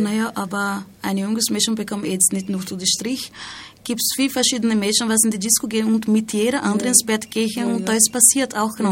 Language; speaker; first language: German; non-native, learner; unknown